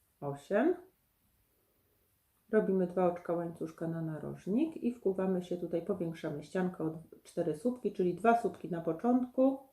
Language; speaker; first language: Polish; native; Polish